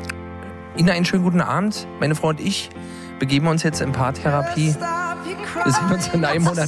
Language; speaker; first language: German; native; German